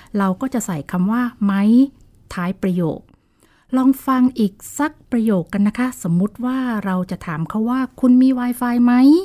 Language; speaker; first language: Thai; native; Thai